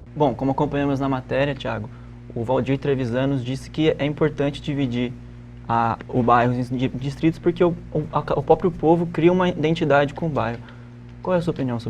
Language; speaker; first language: Portuguese; native; Portuguese